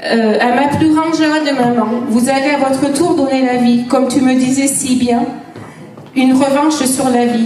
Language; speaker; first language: French; native; French